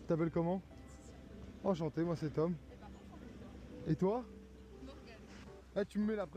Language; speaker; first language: French; native; French